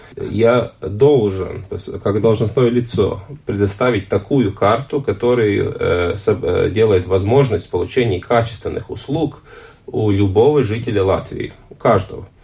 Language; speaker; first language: Russian; non-native, local second language; Latvian